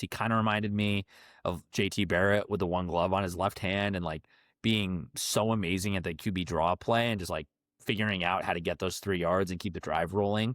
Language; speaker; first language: English; native; English